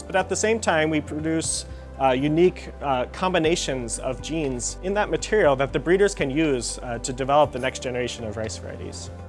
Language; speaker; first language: English; native; English